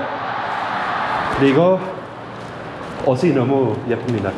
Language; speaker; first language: Korean; non-native, learner; Dutch